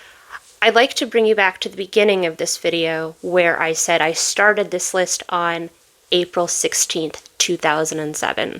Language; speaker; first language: English; native; English